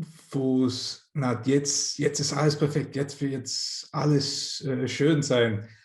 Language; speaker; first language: German; non-native, fluent; English